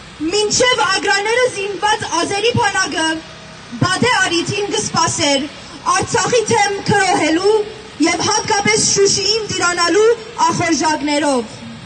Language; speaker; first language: Armenian; early bilingual, heritage; Armenian